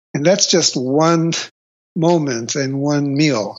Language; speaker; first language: English; native; English